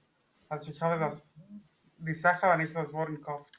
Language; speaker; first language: German; non-native, learner; Spanish